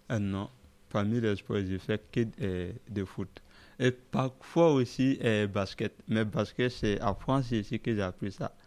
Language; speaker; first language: French; non-native, local second language; Dyula